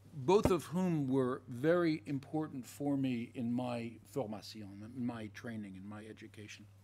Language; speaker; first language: English; native; English